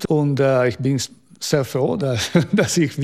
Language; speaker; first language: German; non-native, fluent; Italian